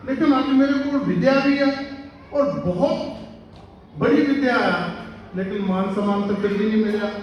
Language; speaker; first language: Hindi; non-native, local second language; Punjabi